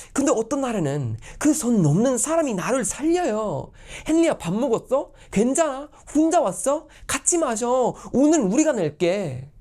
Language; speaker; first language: Korean; non-native, fluent; Swedish